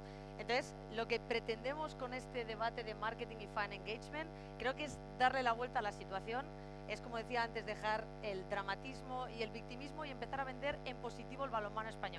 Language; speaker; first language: Spanish; native; Spanish